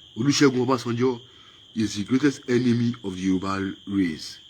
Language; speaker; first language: English; non-native, local second language; Yoruba